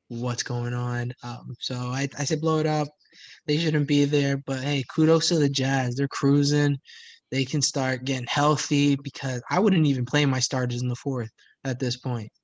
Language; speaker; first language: English; native; English